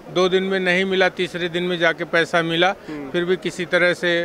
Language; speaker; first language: Hindi; native; Hindi